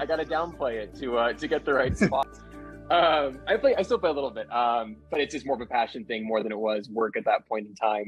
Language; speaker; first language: English; native; English